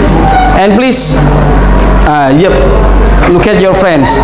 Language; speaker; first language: English; non-native, fluent; Indonesian